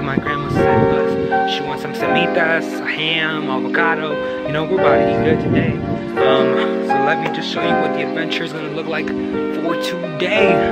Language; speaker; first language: English; early bilingual, other home language; Spanish